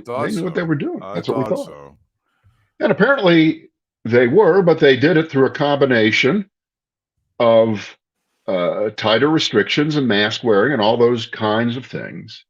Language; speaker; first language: English; native; English